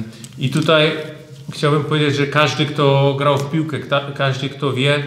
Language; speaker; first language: Polish; early bilingual, heritage; German